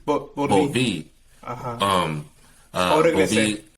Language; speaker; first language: Spanish; non-native, fluent; English